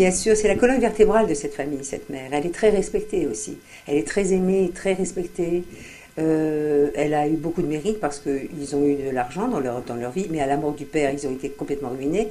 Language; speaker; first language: French; native; French